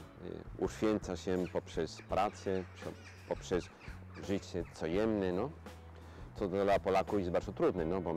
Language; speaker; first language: Polish; non-native, fluent; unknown